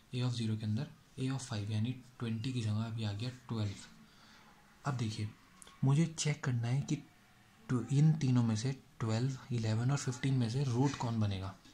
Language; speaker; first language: Hindi; native; Hindi